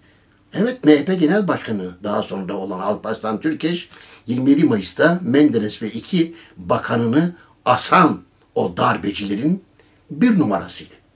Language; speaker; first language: Turkish; native; Turkish